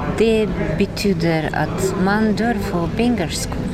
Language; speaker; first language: Swedish; non-native, learner; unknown